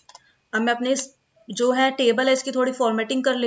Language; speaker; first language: Hindi; native; Hindi